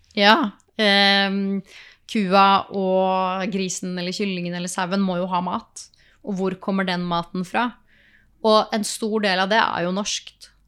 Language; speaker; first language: Norwegian; native; Norwegian